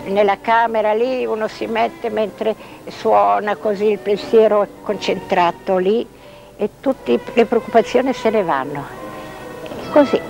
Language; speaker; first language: Italian; non-native, fluent; Hungarian